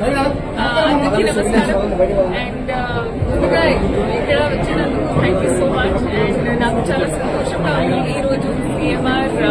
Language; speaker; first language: Telugu; non-native, fluent; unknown